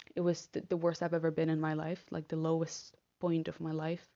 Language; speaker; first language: English; non-native, fluent; Spanish